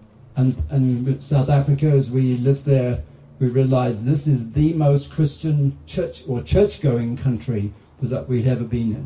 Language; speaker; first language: English; native; English